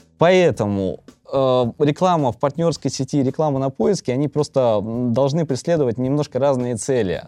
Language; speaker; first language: Russian; native; Russian